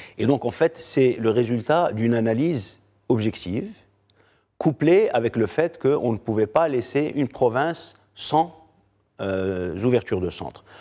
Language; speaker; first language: French; non-native, local second language; Arabic